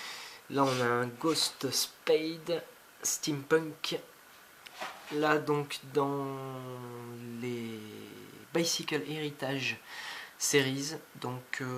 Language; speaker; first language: French; native; French